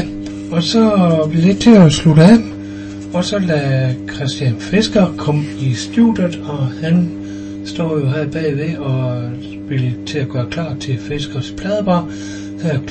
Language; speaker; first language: Danish; native; Danish